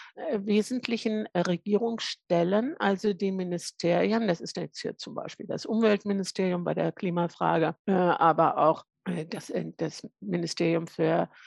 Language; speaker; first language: German; native; German